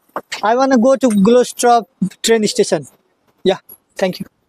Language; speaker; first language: English; non-native, local second language; Nepali